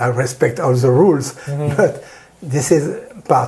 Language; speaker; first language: English; non-native, learner; French